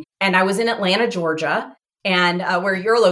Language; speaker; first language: English; native; English